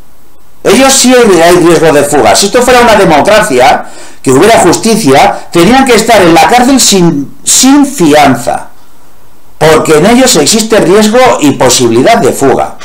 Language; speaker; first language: Spanish; native; Spanish